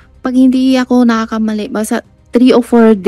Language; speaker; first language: Filipino; non-native, learner; Chinese